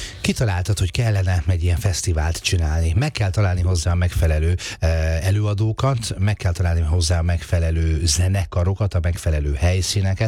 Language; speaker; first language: Hungarian; native; Hungarian